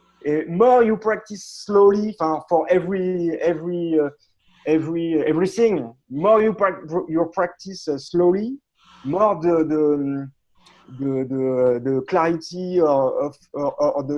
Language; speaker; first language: English; non-native, learner; French